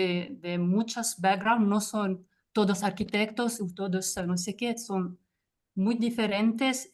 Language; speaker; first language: Spanish; non-native, fluent; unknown